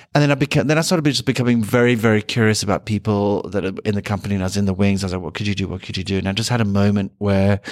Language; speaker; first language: English; native; English